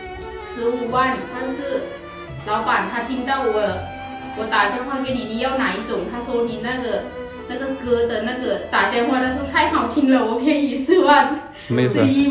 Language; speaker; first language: Chinese; non-native, fluent; Lao